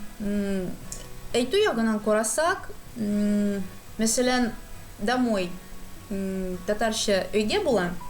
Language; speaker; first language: Tatar; non-native, local second language; Russian